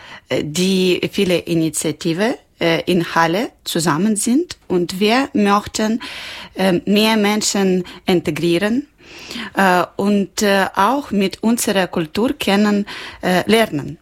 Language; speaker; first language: German; non-native, local second language; Ukrainian